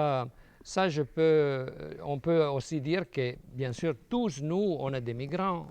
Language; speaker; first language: French; non-native, fluent; Italian